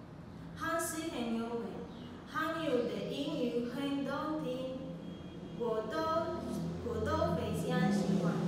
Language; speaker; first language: Chinese; non-native, learner; Spanish